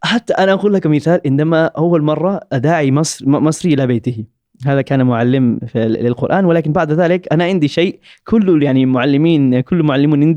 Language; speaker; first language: Arabic; non-native, learner; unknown